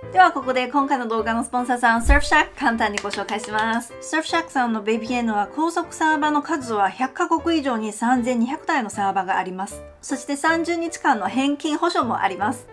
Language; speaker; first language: Japanese; non-native, fluent; Chinese